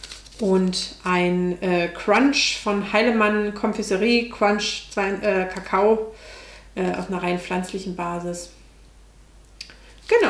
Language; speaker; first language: German; native; German